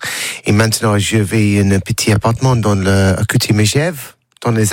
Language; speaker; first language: French; non-native, learner; English